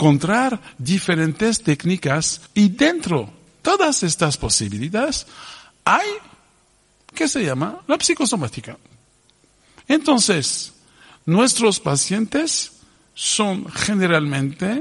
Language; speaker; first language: Spanish; non-native, fluent; French